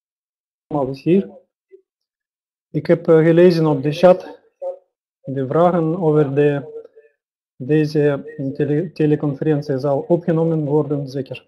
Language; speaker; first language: Dutch; non-native, learner; Russian